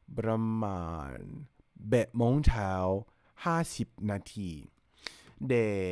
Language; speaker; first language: Thai; non-native, learner; English